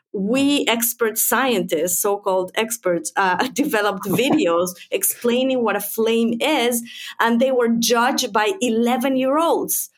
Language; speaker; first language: English; non-native, fluent; Spanish